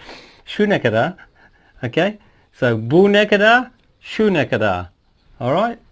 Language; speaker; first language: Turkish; non-native, fluent; English